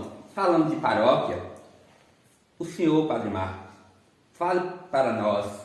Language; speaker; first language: Portuguese; native; Portuguese